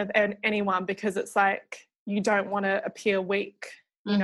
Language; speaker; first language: English; native; English